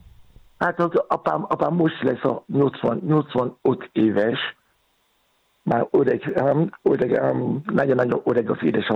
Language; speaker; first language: Hungarian; non-native, learner; Yoruba